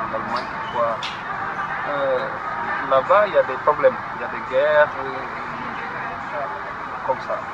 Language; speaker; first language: French; non-native, learner; Wolof